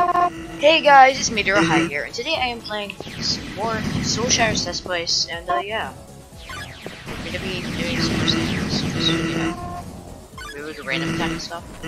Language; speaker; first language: English; native; English